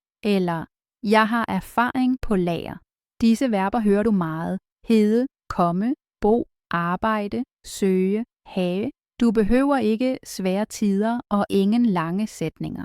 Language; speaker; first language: Danish; native; Danish